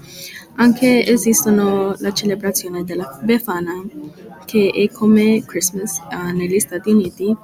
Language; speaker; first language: Italian; non-native, learner; English